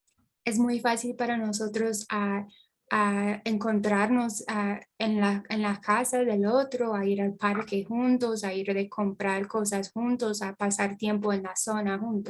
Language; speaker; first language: Spanish; non-native, fluent; English